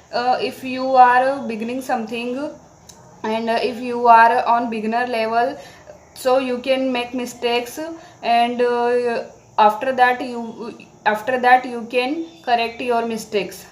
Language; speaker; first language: English; non-native, learner; Marathi